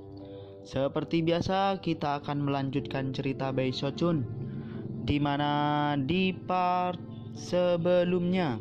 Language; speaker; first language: Indonesian; native; Indonesian